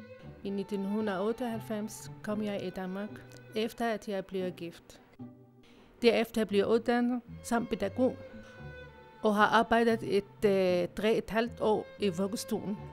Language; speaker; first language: Danish; non-native, fluent; Arabic